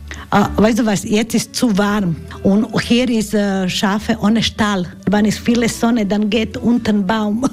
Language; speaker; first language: German; non-native, learner; Croatian